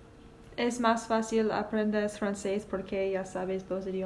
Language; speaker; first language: Spanish; non-native, learner; English